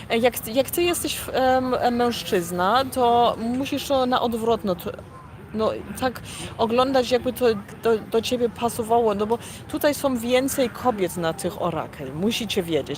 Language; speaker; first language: Polish; early bilingual, heritage; Polish